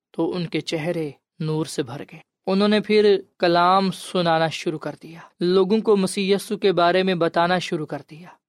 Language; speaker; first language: Urdu; non-native, local second language; Punjabi